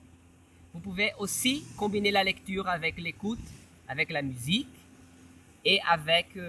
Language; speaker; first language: French; non-native, fluent; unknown